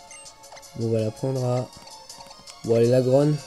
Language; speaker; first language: French; native; French